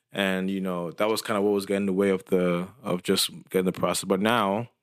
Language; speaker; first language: English; non-native, local second language; Yoruba